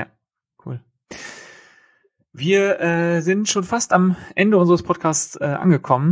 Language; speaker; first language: German; native; German